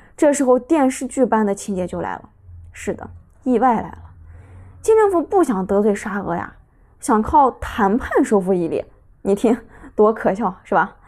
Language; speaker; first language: Chinese; native; Chinese